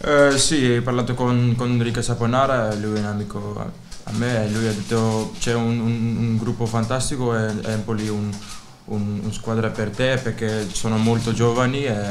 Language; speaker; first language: Italian; non-native, learner; Dutch